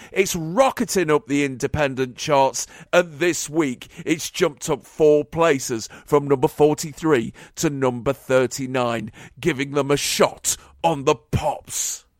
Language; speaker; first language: English; native; English